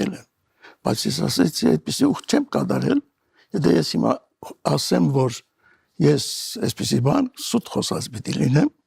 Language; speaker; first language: Armenian; native; Armenian